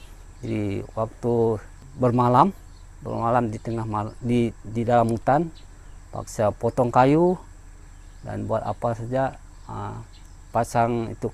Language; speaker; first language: Indonesian; non-native, local second language; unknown